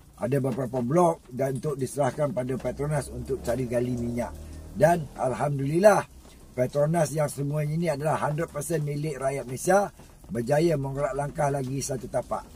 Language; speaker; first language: Malay; native; Malay